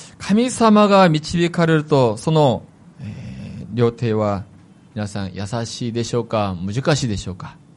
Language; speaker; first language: Japanese; non-native, fluent; Korean